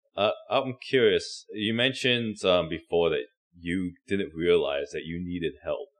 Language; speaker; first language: English; native; English